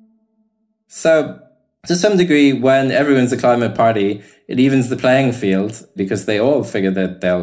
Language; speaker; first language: English; native; English